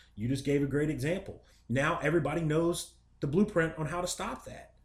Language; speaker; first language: English; native; English